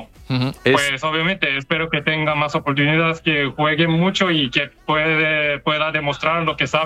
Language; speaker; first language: Spanish; non-native, learner; Korean